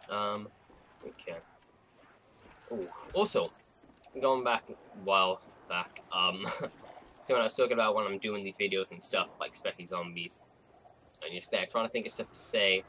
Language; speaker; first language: English; native; English